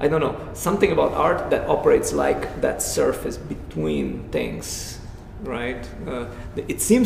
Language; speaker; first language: English; non-native, fluent; Romanian